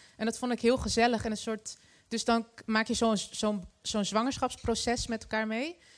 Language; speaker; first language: Dutch; early bilingual, other home language; Arabic